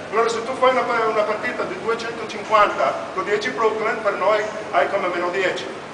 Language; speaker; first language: Italian; non-native, fluent; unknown